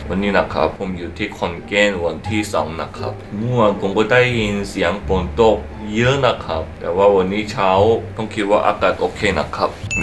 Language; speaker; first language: Thai; non-native, fluent; Korean